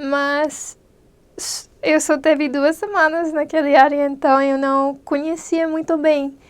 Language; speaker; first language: Portuguese; non-native, fluent; English